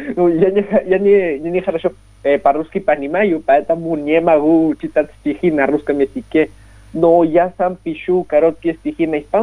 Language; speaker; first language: Russian; non-native, learner; Spanish